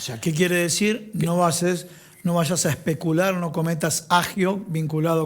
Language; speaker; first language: Spanish; native; Spanish